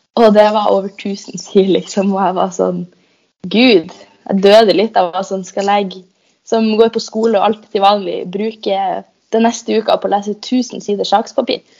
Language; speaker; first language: Norwegian; native; Norwegian